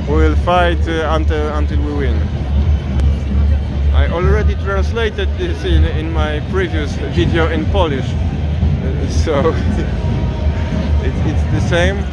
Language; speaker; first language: English; non-native, fluent; Polish